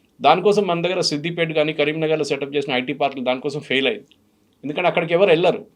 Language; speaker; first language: Telugu; non-native, fluent; Malayalam